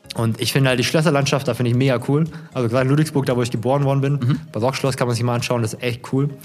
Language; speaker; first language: German; early bilingual, other home language; Korean